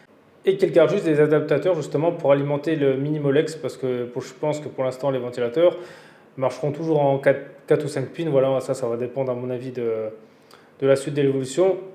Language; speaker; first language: French; native; French